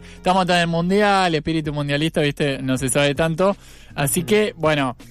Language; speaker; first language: Spanish; native; Spanish